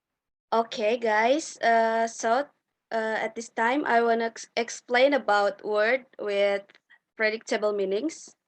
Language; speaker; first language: English; non-native, learner; Indonesian